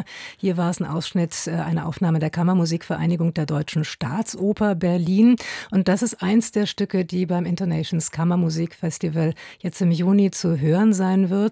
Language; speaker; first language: German; native; German